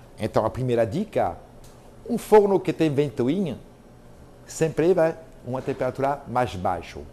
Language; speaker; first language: Portuguese; non-native, fluent; French